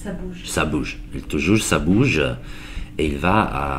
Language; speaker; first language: French; non-native, learner; Italian